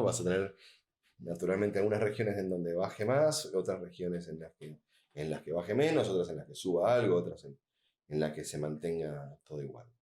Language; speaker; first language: Spanish; native; Spanish